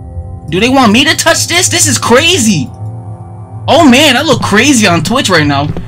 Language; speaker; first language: English; native; English